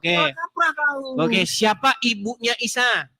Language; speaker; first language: Indonesian; native; Indonesian